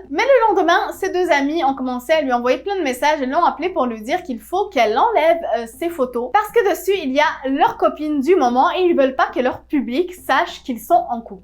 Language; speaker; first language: French; native; French